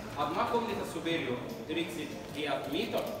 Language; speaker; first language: Russian; non-native, learner; Arabic